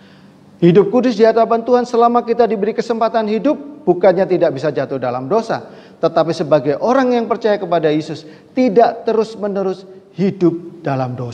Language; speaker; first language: Indonesian; native; Indonesian